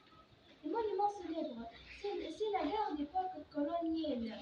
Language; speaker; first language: French; non-native, learner; Arabic